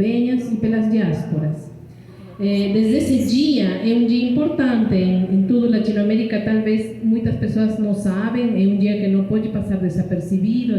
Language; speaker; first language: Portuguese; non-native, fluent; Spanish